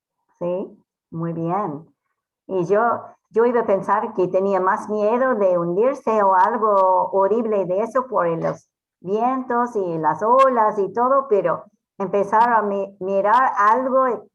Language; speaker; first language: Spanish; non-native, fluent; English